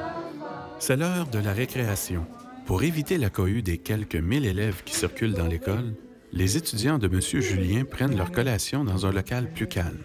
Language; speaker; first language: French; native; French